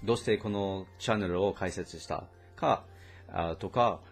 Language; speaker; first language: Japanese; non-native, learner; English